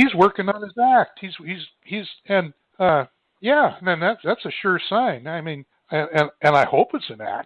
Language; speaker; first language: English; native; English